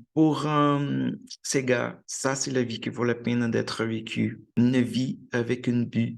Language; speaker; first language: French; non-native, learner; Portuguese